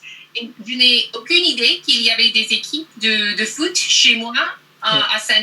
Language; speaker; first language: French; non-native, learner; English